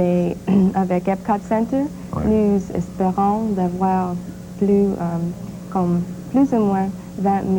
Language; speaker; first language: French; non-native, learner; English